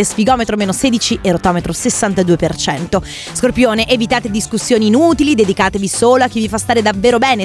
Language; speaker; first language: Italian; native; Italian